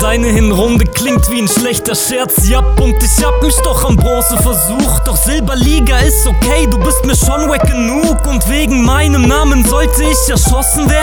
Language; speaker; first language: German; native; German